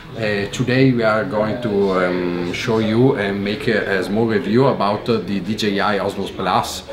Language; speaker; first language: English; non-native, fluent; Italian